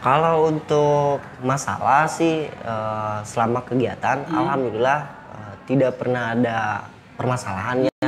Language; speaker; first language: Indonesian; native; Indonesian